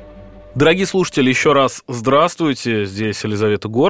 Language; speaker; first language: Russian; native; Russian